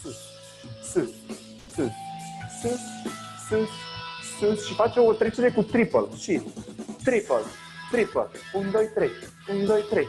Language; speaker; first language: Romanian; native; Romanian